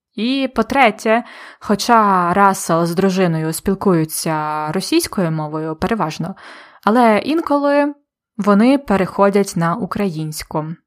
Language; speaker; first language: Ukrainian; native; Ukrainian